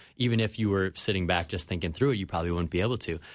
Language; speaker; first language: English; native; English